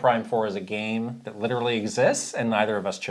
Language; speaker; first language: English; native; English